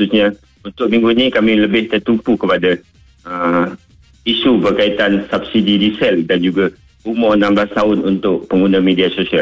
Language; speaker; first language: Malay; native; Malay